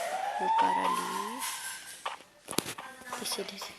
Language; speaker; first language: Portuguese; native; Portuguese